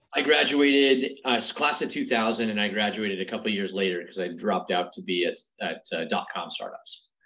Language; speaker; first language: English; native; English